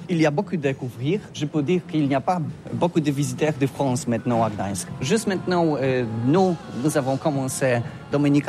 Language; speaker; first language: French; non-native, learner; Polish